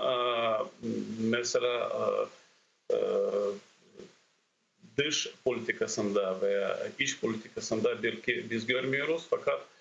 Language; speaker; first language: Turkish; non-native, fluent; Ukrainian